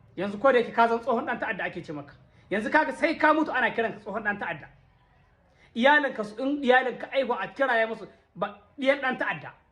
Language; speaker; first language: Hausa; native; Hausa